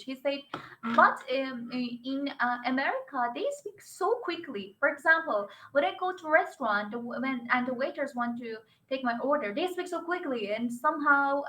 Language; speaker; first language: English; non-native, fluent; Bulgarian